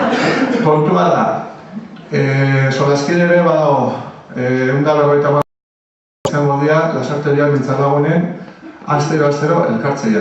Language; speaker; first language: Basque; native; Basque